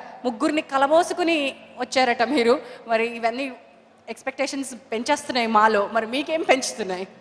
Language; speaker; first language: Telugu; native; Telugu